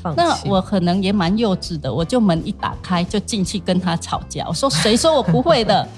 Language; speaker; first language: Chinese; non-native, fluent; Khmer